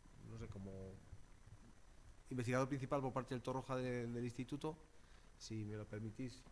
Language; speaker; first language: Spanish; native; Spanish